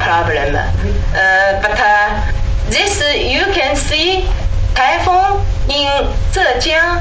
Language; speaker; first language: English; non-native, learner; Chinese